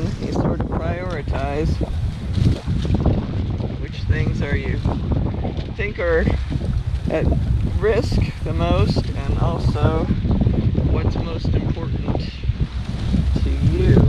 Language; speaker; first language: English; native; English